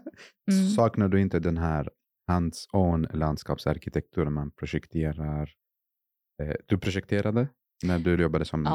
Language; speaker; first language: Swedish; non-native, fluent; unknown